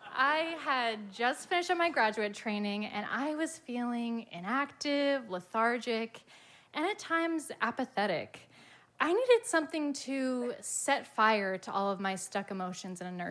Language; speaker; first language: English; native; English